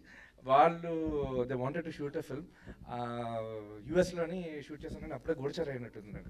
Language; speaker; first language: Telugu; native; Telugu